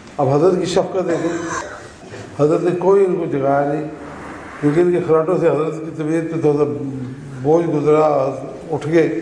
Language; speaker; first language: Urdu; non-native, local second language; Punjabi